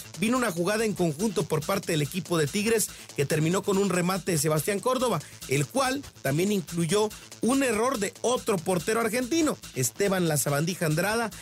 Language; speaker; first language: Spanish; native; Spanish